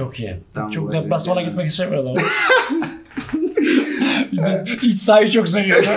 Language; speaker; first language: Turkish; native; Turkish